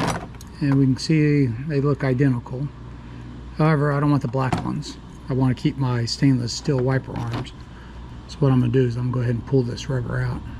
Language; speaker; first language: English; native; English